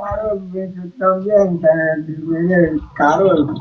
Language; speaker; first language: Spanish; non-native, learner; Haitian Creole